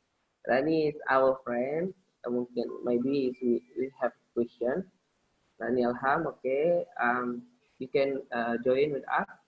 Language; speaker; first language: English; non-native, learner; Indonesian